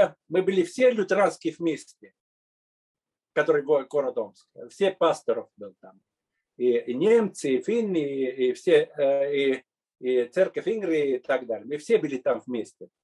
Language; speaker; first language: Russian; non-native, fluent; Finnish